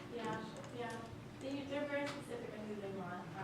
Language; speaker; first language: English; native; English